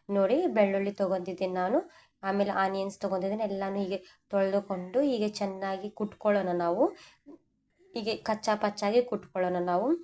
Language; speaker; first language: Kannada; non-native, local second language; Telugu